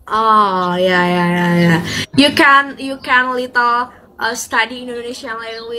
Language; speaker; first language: English; non-native, learner; Indonesian